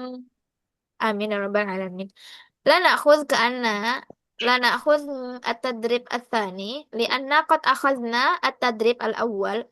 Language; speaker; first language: Arabic; non-native, fluent; Indonesian